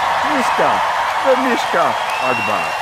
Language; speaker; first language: Hebrew; non-native, learner; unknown